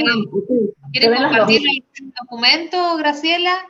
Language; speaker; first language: Spanish; native; Spanish